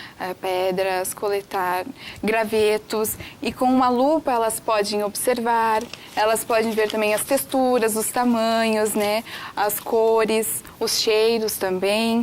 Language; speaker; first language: Portuguese; native; Portuguese